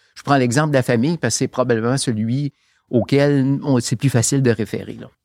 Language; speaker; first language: French; native; French